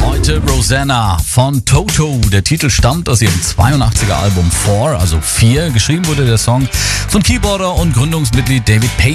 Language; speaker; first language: German; native; German